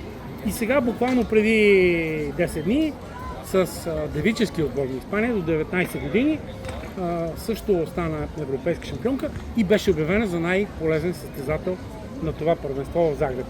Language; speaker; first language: Bulgarian; native; Bulgarian